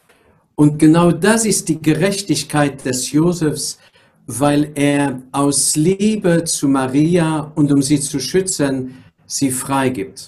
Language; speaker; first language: German; non-native, local second language; Luxembourgish